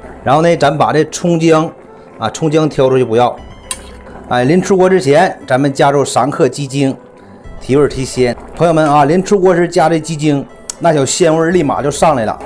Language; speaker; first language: Chinese; native; Chinese